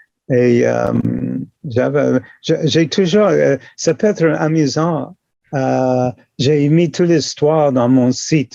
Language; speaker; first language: French; non-native, local second language; English